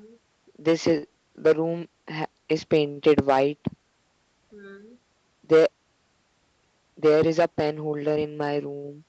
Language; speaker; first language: English; non-native, learner; Hindi